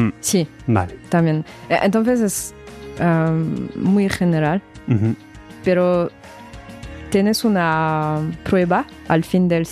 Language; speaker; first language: Spanish; non-native, fluent; French